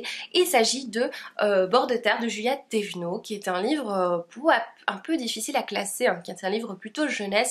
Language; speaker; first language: French; native; French